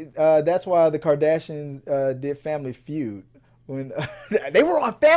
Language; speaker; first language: English; native; English